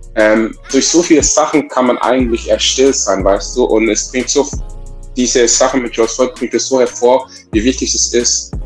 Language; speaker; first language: German; native; German